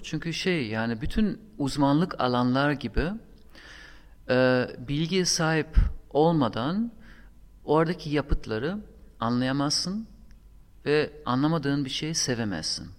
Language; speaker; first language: Turkish; non-native, fluent; German